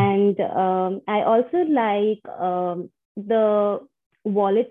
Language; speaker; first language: English; non-native, local second language; Hindi